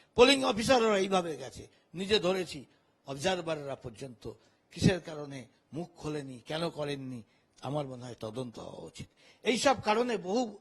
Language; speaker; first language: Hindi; non-native, local second language; Bangla